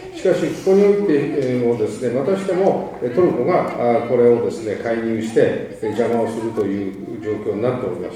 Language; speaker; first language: Japanese; native; Japanese